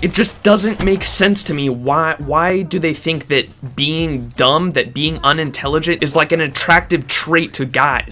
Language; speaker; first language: English; native; English